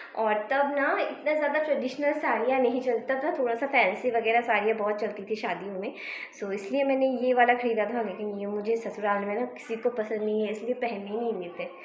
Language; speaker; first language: Hindi; non-native, local second language; Bangla